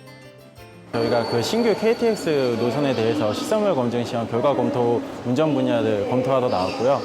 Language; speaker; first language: Korean; native; Korean